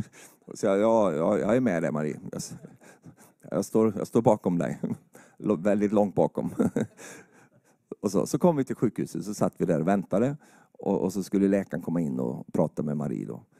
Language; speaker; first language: Swedish; native; Swedish